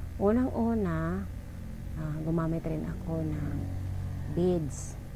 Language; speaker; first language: Filipino; non-native, local second language; Cebuano